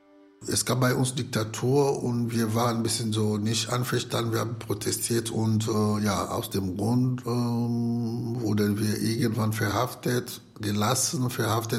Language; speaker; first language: German; non-native, fluent; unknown